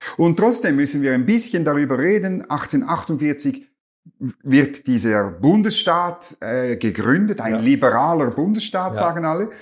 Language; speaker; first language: German; native; German